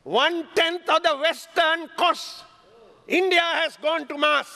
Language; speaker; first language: English; non-native, local second language; Sinhala